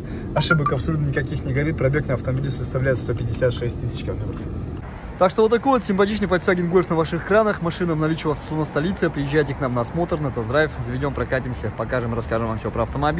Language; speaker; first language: Russian; native; Russian